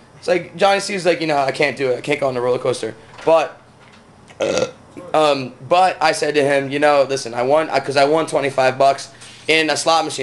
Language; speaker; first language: English; native; English